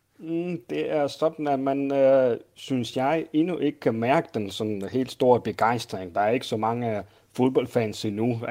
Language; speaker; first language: Danish; non-native, fluent; Russian